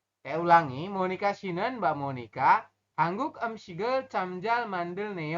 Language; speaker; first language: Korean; non-native, fluent; Indonesian